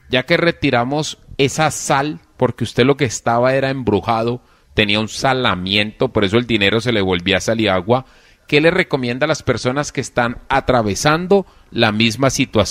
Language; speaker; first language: Spanish; native; Spanish